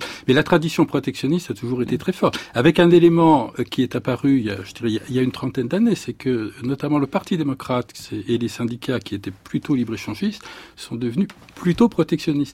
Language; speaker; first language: French; native; French